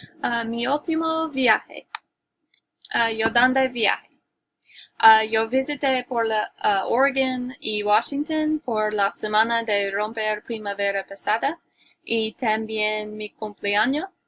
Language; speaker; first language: Spanish; non-native, learner; English